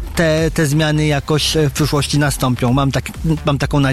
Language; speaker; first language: Polish; native; Polish